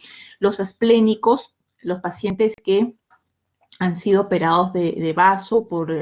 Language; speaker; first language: Spanish; native; Spanish